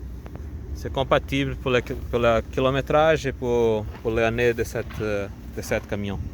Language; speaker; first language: French; non-native, learner; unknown